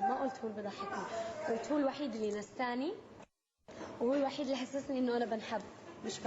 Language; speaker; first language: Arabic; native; Arabic